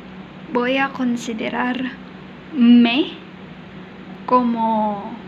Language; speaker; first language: Spanish; non-native, learner; Filipino